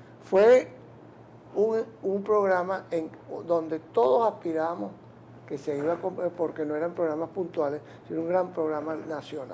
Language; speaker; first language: Spanish; native; Spanish